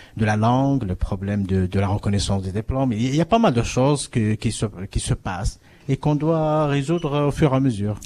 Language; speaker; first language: French; non-native, local second language; Arabic